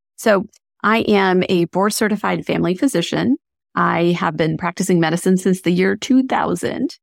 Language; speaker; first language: English; early bilingual, other home language; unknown